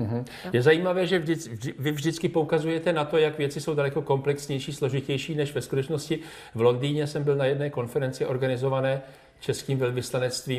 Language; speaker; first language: Czech; native; Czech